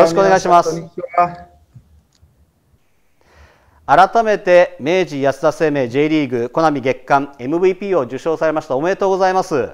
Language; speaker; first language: Japanese; native; Japanese